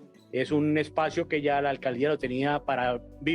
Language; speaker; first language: Spanish; native; Spanish